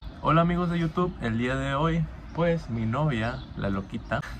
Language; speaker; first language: Spanish; native; Spanish